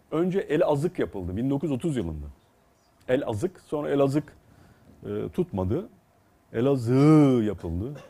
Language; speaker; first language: Turkish; native; Turkish